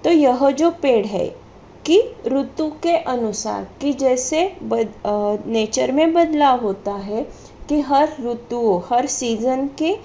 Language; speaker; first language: Hindi; non-native, local second language; Marathi